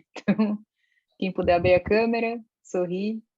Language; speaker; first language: Portuguese; native; Portuguese